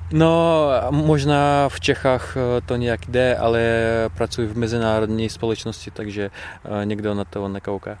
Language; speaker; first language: Czech; non-native, fluent; Russian